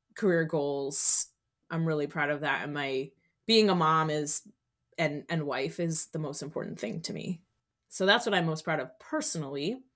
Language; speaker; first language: English; native; English